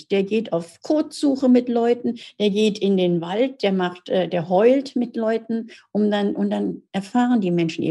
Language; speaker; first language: German; native; German